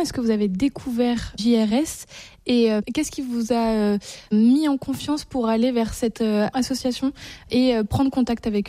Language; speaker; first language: French; native; French